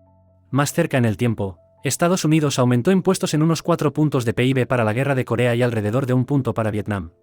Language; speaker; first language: Spanish; native; Spanish